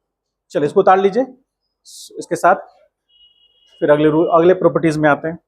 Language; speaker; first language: Hindi; native; Hindi